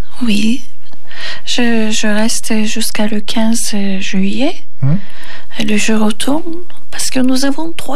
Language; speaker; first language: French; non-native, fluent; Turkish